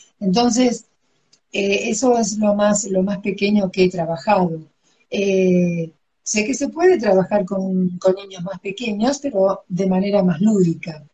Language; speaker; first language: Spanish; native; Spanish